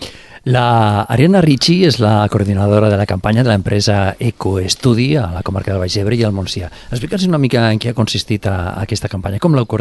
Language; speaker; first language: Catalan; native; Catalan